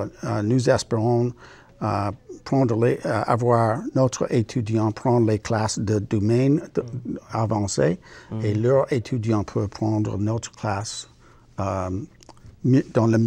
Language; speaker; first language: French; non-native, learner; English